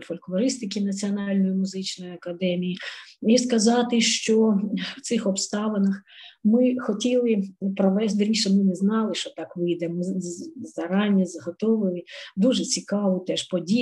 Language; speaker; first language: Ukrainian; native; Ukrainian